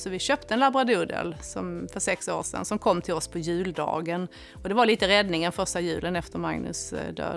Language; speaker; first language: Swedish; native; Swedish